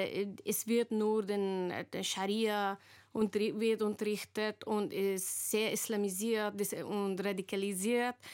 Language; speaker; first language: German; non-native, learner; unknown